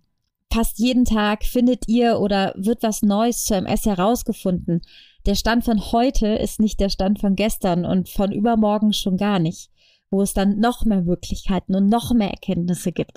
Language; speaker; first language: German; native; German